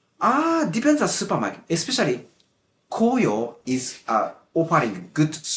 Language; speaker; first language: English; non-native, learner; Japanese